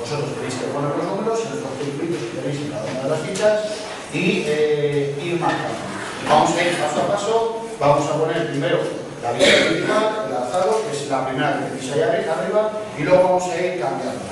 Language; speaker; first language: Spanish; native; Spanish